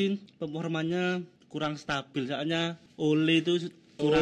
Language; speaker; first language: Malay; non-native, local second language; Javanese